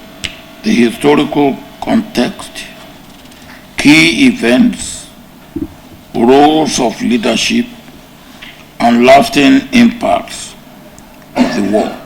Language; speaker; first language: English; non-native, local second language; Yoruba